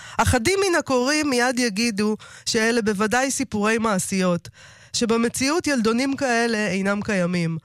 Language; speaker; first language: Hebrew; native; Hebrew